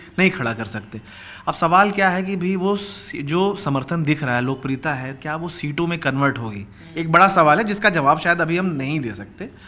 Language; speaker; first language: Hindi; native; Hindi